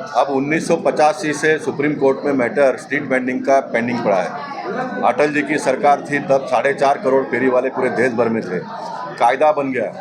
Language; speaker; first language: Hindi; non-native, local second language; Tulu